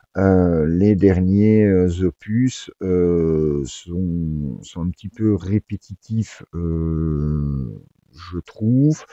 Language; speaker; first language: French; native; French